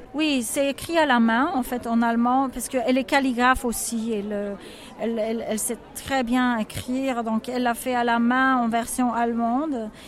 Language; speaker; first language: French; non-native, fluent; Polish